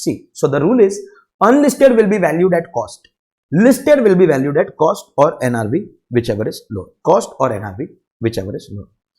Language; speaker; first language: English; non-native, local second language; Hindi